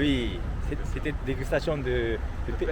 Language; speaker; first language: French; non-native, learner; Japanese